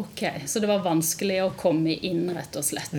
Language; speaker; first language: Norwegian; native; Norwegian